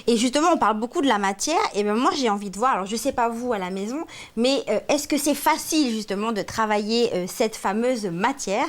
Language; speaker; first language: French; native; French